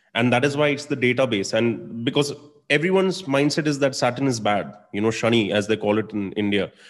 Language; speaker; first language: English; non-native, local second language; Hindi